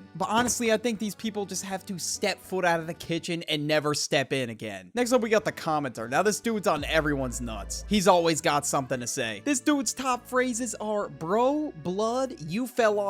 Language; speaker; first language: English; native; English